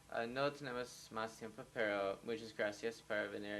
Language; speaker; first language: Spanish; non-native, learner; English